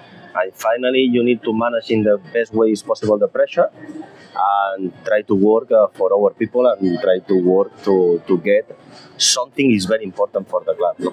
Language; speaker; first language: English; non-native, fluent; Spanish